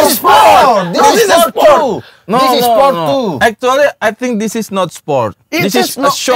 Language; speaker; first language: English; non-native, learner; Indonesian